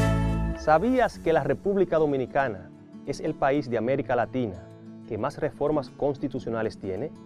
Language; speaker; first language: Spanish; native; Spanish